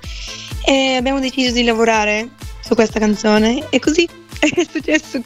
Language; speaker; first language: Italian; non-native, fluent; Bulgarian